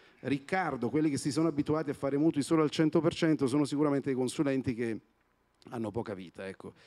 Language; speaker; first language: Italian; native; Italian